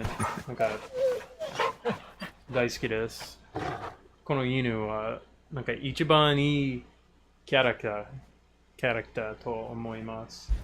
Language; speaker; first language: Japanese; non-native, learner; English